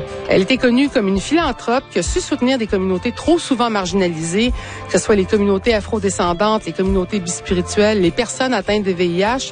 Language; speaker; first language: French; native; French